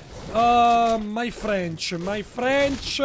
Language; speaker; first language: English; non-native, learner; Italian